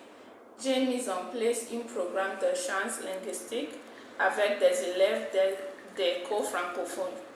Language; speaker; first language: French; non-native, fluent; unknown